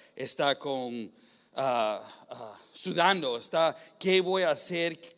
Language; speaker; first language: Spanish; non-native, fluent; English